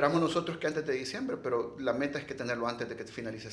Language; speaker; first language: Spanish; native; Spanish